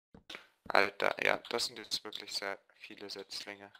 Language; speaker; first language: German; native; German